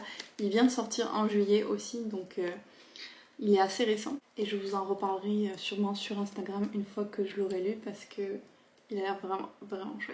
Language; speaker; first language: French; native; French